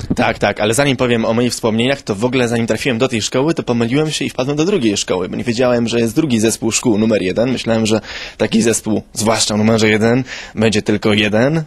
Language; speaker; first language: Polish; early bilingual, heritage; Spanish